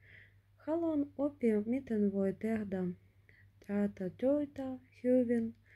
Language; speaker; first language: Finnish; non-native, learner; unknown